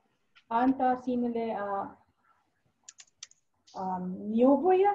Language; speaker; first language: Finnish; non-native, learner; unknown